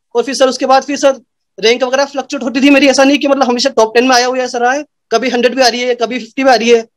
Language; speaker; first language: Hindi; native; Hindi